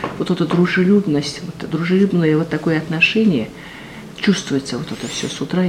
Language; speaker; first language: Russian; non-native, local second language; Kazakh